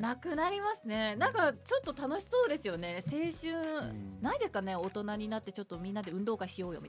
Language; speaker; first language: Japanese; native; Japanese